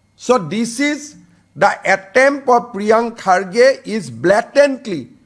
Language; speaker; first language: English; non-native, local second language; Assamese